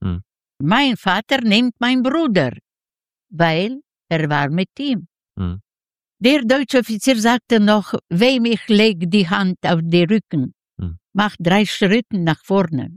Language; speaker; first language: German; non-native, learner; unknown